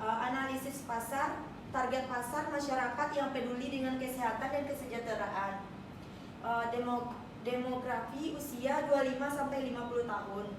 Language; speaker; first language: Indonesian; native; Indonesian